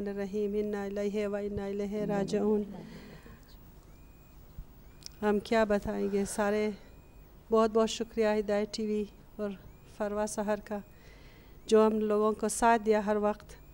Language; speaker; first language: Hindi; non-native, local second language; Hazaragi